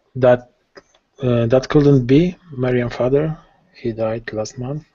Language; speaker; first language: English; non-native, learner; Polish